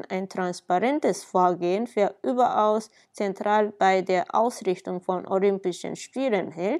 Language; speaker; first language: German; non-native, fluent; Japanese